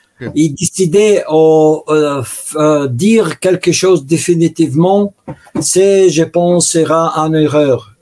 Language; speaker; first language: French; non-native, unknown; Russian